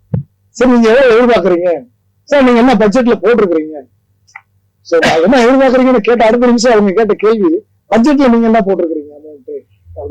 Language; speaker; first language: Tamil; native; Tamil